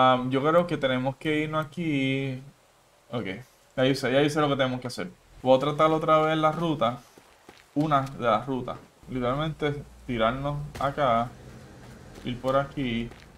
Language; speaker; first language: Spanish; early bilingual, heritage; Spanish